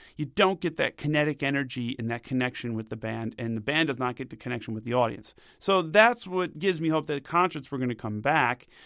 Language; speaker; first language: English; native; English